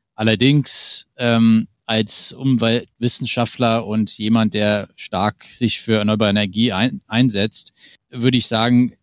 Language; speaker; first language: German; non-native, fluent; English